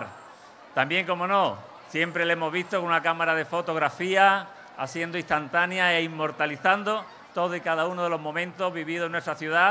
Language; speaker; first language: Spanish; native; Spanish